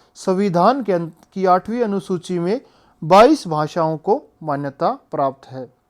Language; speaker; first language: Hindi; native; Hindi